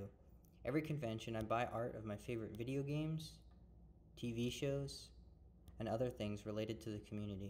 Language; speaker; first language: English; native; English